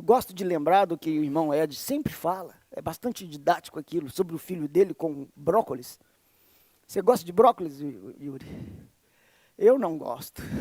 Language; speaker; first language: Portuguese; native; Portuguese